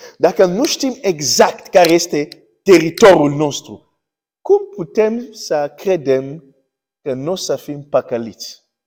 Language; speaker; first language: Romanian; early bilingual, heritage; Romanian